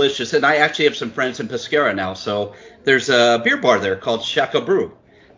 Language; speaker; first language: English; native; English